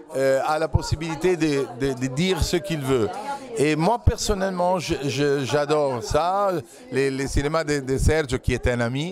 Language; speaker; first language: French; non-native, fluent; Italian